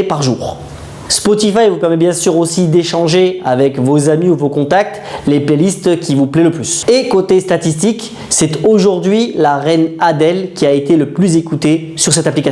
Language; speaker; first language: French; native; French